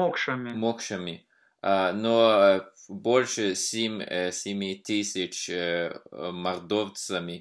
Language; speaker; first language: Russian; non-native, fluent; Norwegian